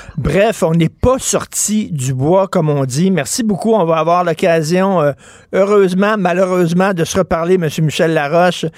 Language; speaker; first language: French; native; French